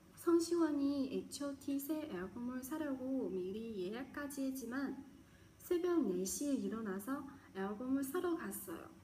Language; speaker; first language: Korean; non-native, fluent; Chinese